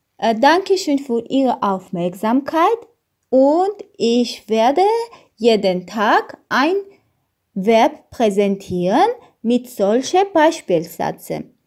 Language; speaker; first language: German; non-native, learner; Armenian